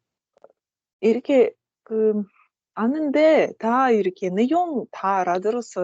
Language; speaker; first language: Korean; non-native, learner; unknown